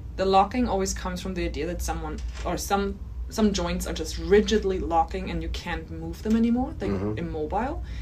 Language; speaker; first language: English; non-native, fluent; German